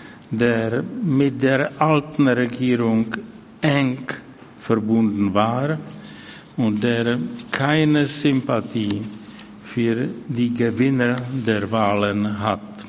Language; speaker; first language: German; non-native, fluent; Czech